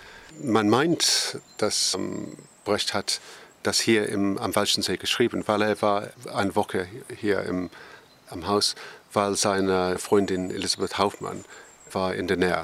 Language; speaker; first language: German; non-native, fluent; English